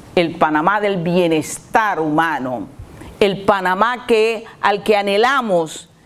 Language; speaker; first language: Spanish; native; Spanish